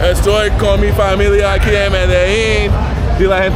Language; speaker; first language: Spanish; non-native, learner; English